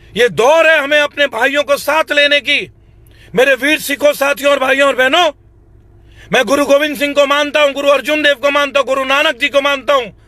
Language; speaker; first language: Hindi; native; Hindi